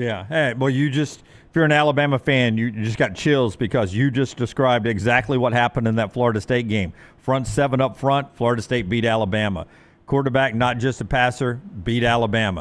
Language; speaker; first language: English; native; English